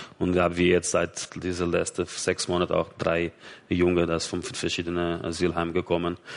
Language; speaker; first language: German; non-native, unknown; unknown